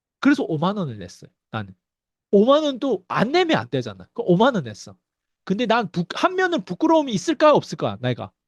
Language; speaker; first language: Korean; native; Korean